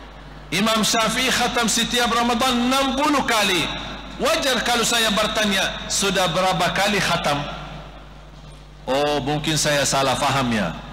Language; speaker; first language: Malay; non-native, fluent; Arabic